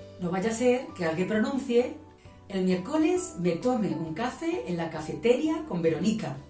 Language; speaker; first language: Spanish; native; Spanish